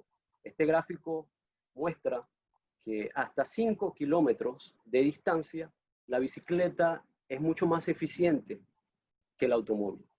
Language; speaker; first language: Spanish; native; Spanish